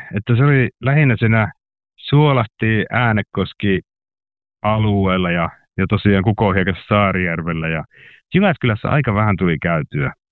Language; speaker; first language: Finnish; native; Finnish